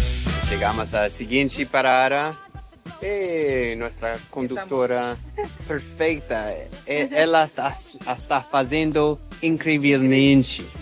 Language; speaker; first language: Portuguese; non-native, fluent; English